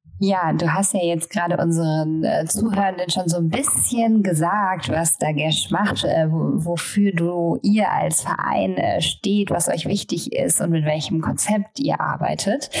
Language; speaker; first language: German; native; German